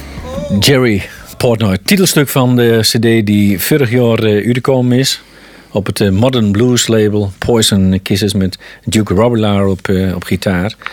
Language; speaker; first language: Dutch; native; Dutch